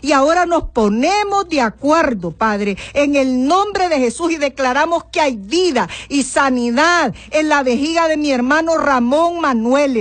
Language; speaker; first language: Spanish; native; Spanish